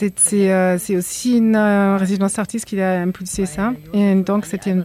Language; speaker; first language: French; non-native, fluent; German